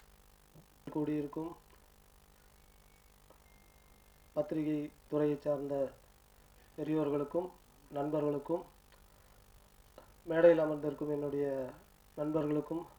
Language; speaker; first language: Tamil; native; Tamil